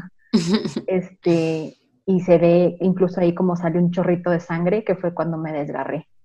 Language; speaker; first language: Spanish; native; Spanish